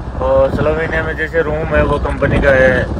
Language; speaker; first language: Hindi; native; Hindi